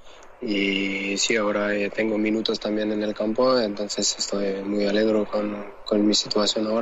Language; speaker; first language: Spanish; non-native, fluent; French